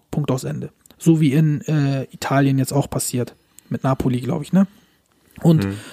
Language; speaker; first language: German; early bilingual, other home language; Turkish